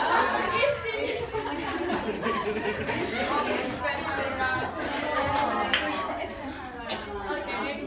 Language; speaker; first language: German; non-native, learner; Thai